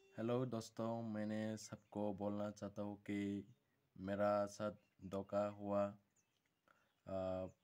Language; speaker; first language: Hindi; non-native, local second language; Bangla